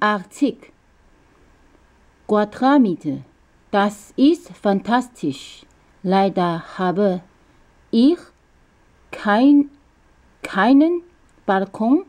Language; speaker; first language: German; non-native, learner; Japanese